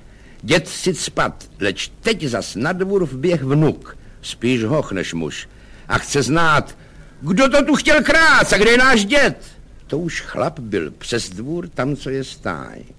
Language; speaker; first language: Czech; native; Czech